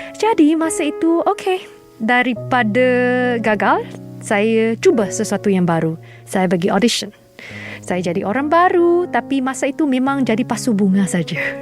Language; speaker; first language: Malay; non-native, local second language; Chinese